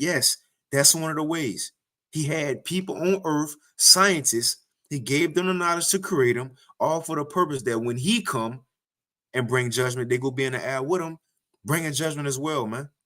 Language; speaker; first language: English; native; English